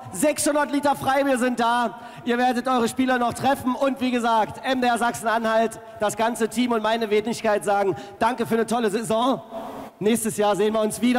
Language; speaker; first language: German; native; German